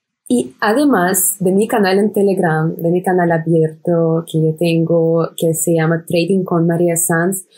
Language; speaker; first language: Spanish; non-native, fluent; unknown